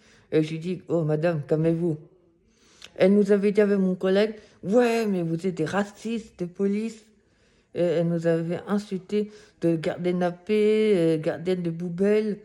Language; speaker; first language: French; non-native, fluent; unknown